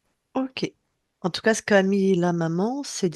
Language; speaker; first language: French; native; French